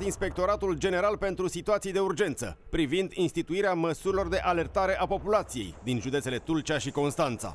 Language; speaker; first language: Romanian; native; Romanian